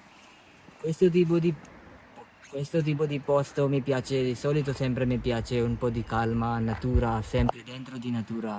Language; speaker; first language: Italian; non-native, learner; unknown